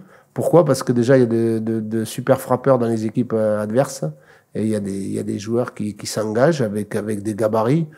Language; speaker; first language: French; native; French